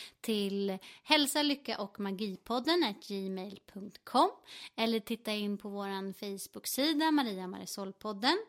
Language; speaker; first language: Swedish; native; Swedish